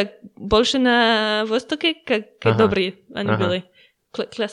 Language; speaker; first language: Russian; non-native, learner; French